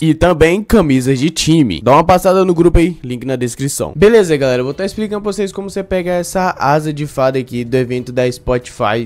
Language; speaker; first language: Portuguese; native; Portuguese